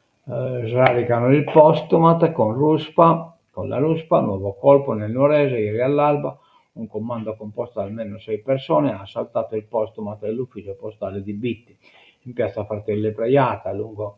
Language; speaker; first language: Italian; non-native, local second language; Sardinian